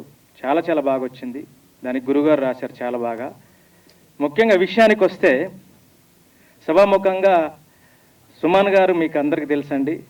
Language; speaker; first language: Telugu; native; Telugu